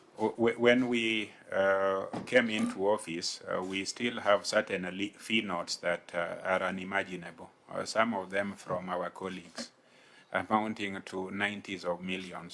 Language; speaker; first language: English; non-native, local second language; Luo (Kenya and Tanzania)